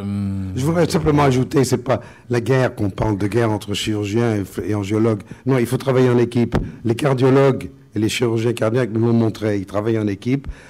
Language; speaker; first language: French; native; French